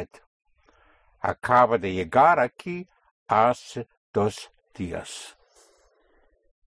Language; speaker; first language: Spanish; non-native, fluent; English